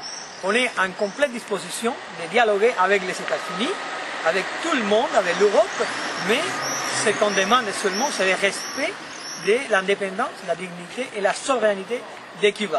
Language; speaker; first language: French; non-native, fluent; Spanish